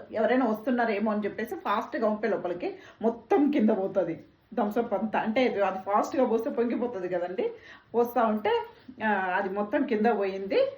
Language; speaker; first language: Telugu; non-native, local second language; Tamil